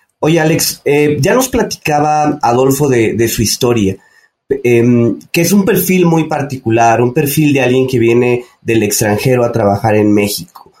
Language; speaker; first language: Spanish; native; Spanish